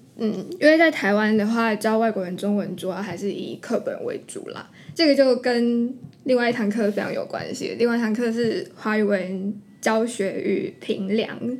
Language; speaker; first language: Chinese; native; Chinese